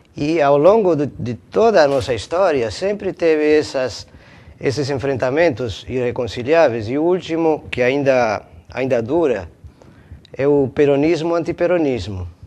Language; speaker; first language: Portuguese; non-native, fluent; Spanish